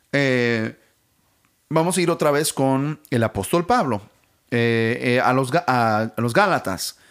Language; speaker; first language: Spanish; non-native, fluent; English